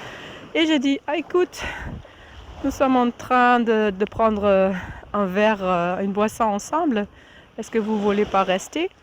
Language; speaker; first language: French; non-native, fluent; German